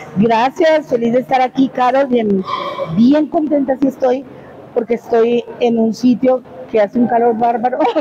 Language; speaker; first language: Spanish; native; Spanish